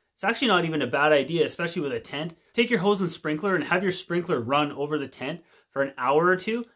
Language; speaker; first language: English; native; English